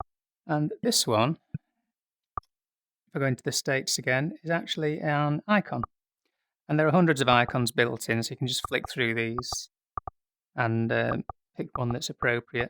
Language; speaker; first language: English; native; English